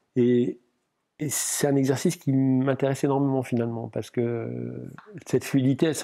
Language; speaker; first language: French; non-native, local second language; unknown